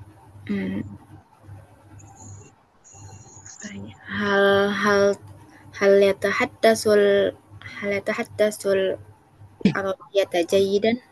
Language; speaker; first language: Arabic; non-native, learner; Indonesian